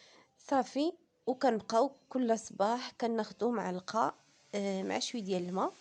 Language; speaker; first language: Arabic; native; Arabic